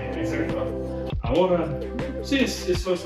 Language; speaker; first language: Spanish; non-native, learner; English